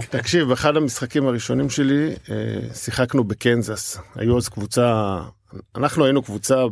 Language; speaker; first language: Hebrew; native; Hebrew